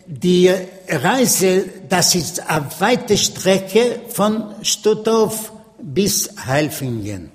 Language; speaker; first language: German; non-native, learner; Yiddish